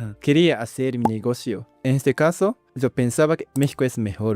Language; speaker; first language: Spanish; non-native, learner; Japanese